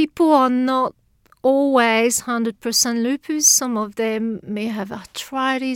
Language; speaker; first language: English; non-native, fluent; French